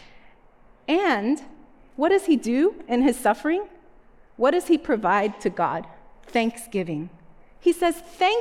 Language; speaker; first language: English; native; English